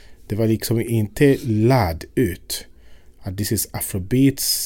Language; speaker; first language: Swedish; non-native, fluent; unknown